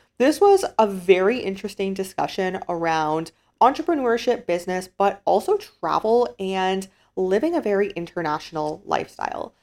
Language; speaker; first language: English; native; English